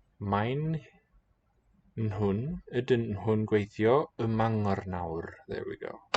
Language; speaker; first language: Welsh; non-native, learner; English